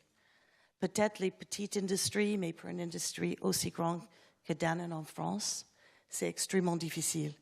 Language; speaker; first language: French; non-native, learner; English